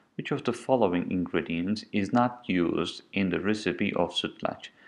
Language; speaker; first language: English; non-native, fluent; Turkish